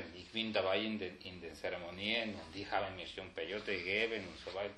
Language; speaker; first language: German; non-native, fluent; Spanish